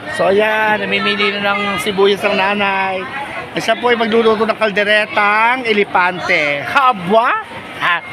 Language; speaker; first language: Filipino; native; Filipino